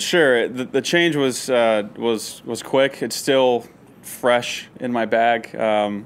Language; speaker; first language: English; native; English